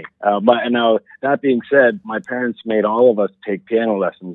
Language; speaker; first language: English; native; English